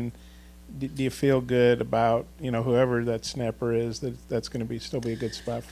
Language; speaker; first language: English; native; English